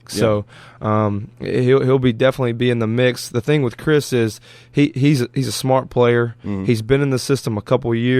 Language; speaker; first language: English; native; English